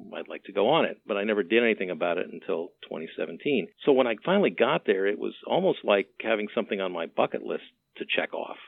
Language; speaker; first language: English; native; English